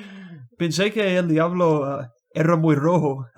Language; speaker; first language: Spanish; non-native, learner; English